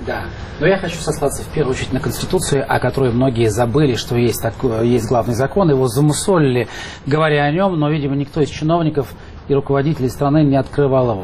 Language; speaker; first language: Russian; native; Russian